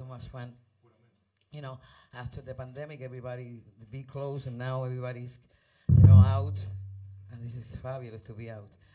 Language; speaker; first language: English; non-native, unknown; Spanish